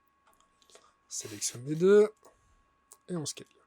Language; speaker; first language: French; native; French